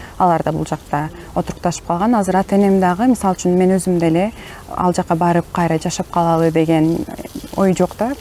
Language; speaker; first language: Kyrgyz; non-native, local second language; Turkish